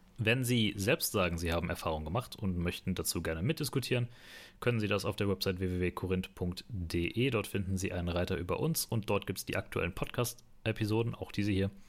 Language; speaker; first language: German; native; German